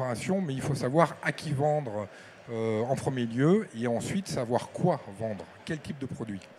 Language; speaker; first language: French; native; French